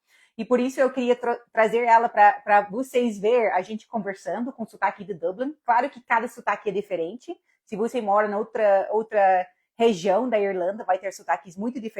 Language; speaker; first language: Portuguese; non-native, fluent; English